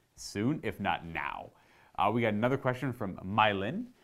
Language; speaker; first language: English; native; English